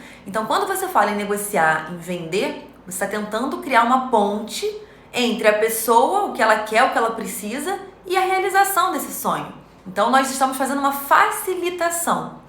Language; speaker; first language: Portuguese; native; Portuguese